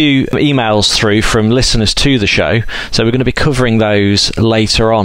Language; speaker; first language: English; native; English